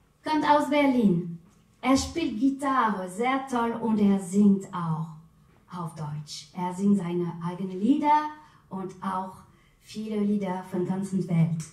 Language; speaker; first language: German; non-native, fluent; French